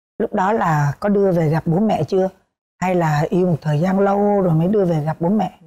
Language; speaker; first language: Vietnamese; native; Vietnamese